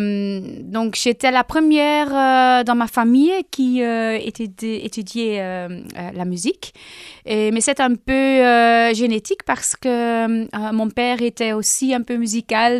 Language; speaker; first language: French; non-native, local second language; Dutch